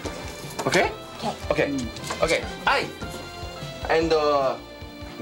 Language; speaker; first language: English; non-native, learner; Chinese